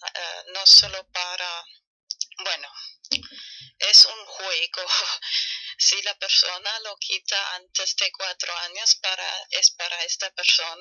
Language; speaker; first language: Spanish; non-native, fluent; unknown